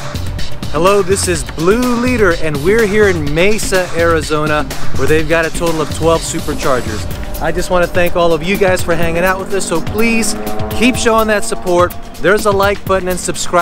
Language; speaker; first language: English; native; English